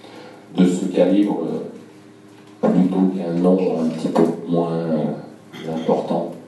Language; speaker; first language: French; native; French